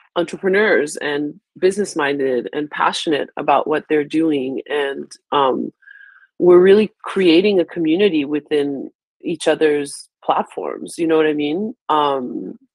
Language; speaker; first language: English; early bilingual, other home language; Haitian Creole